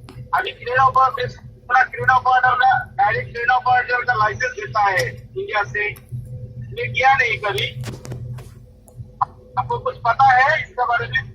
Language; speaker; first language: Hindi; non-native, learner; Bangla